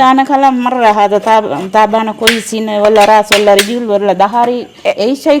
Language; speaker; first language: Arabic; non-native, learner; Sinhala